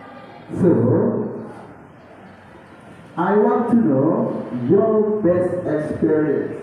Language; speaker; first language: English; non-native, local second language; Indonesian